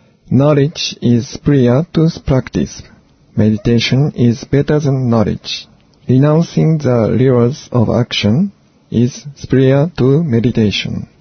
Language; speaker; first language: English; non-native, fluent; Japanese